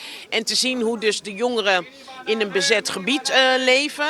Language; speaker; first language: Dutch; native; Dutch